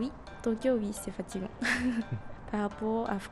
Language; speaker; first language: French; non-native, fluent; Japanese